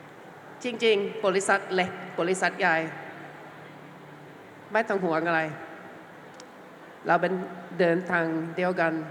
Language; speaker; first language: Thai; non-native, learner; Norwegian